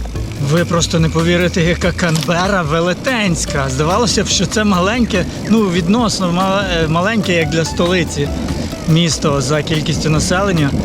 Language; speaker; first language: Ukrainian; native; Ukrainian